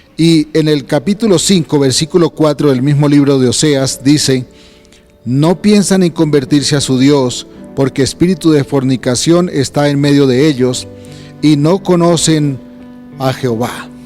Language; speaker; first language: Spanish; native; Spanish